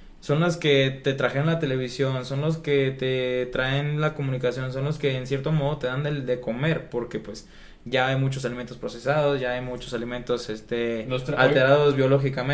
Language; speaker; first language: Spanish; native; Spanish